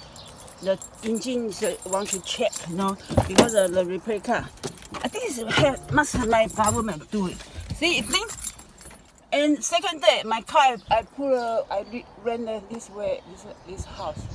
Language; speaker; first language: English; non-native, learner; Chinese